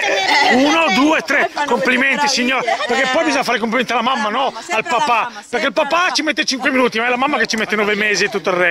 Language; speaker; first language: Italian; native; Italian